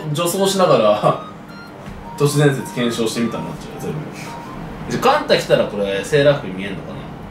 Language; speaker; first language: Japanese; native; Japanese